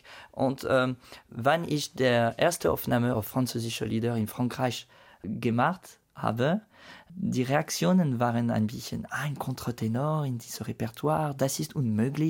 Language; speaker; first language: German; non-native, fluent; French